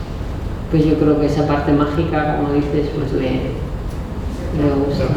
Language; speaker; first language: Spanish; native; Spanish